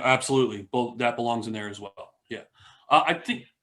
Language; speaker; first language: English; native; English